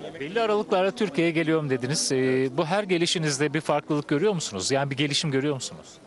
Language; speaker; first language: Turkish; native; Turkish